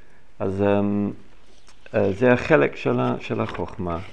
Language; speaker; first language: Hebrew; non-native, fluent; English